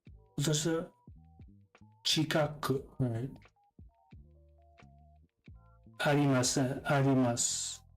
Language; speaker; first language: Japanese; non-native, learner; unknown